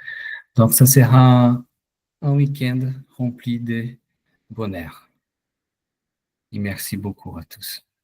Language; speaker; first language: French; non-native, fluent; Portuguese